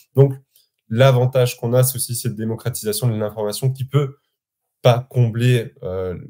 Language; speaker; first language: French; native; French